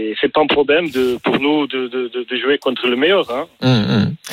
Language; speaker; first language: French; non-native, learner; Portuguese